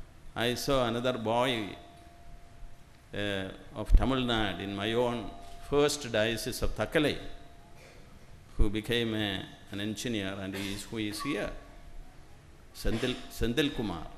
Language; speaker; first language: English; non-native, local second language; Malayalam